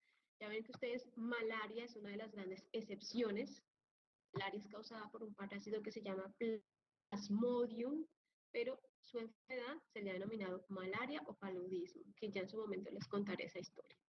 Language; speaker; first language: Spanish; native; Spanish